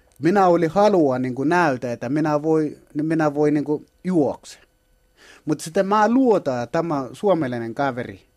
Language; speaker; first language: Finnish; non-native, learner; Kalenjin